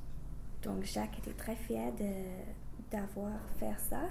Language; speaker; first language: French; non-native, fluent; English